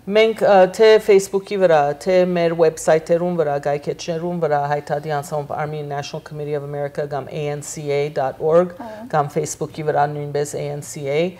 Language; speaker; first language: Armenian; native; Armenian